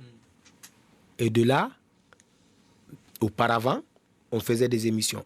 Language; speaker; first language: French; non-native, local second language; Mandingo